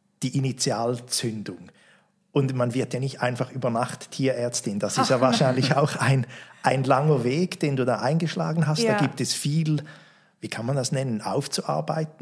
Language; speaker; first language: German; native; German